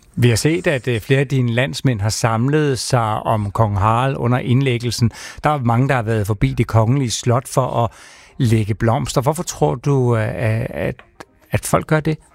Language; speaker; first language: Danish; native; Danish